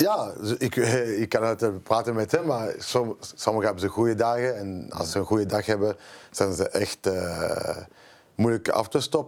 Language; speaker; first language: Dutch; non-native, local second language; French